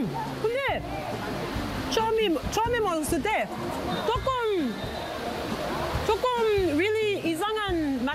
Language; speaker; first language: Korean; non-native, learner; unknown